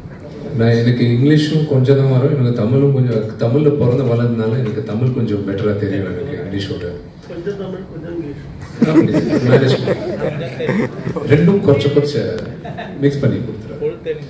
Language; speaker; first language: Tamil; non-native, local second language; Telugu